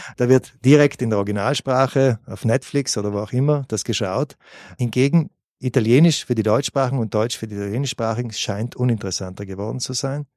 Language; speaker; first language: German; native; German